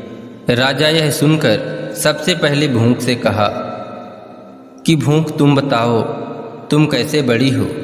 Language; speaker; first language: Hindi; native; Hindi